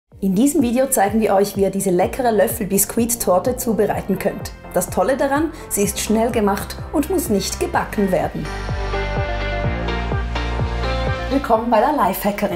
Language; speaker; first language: German; native; German